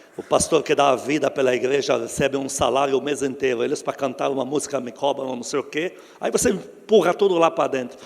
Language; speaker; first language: Portuguese; non-native, fluent; Arabic